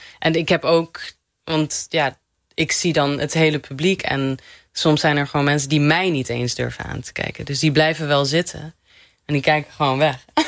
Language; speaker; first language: Dutch; non-native, fluent; Arabic